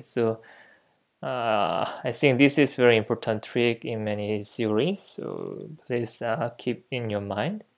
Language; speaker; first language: English; non-native, fluent; Korean